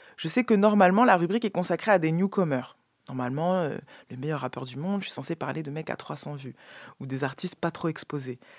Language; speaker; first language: French; native; French